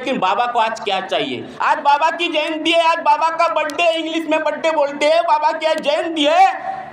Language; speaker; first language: Hindi; non-native, local second language; Marathi